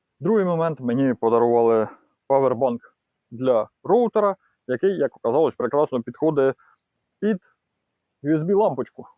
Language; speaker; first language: Ukrainian; native; Ukrainian